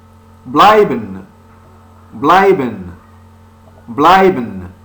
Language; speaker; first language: German; non-native, fluent; French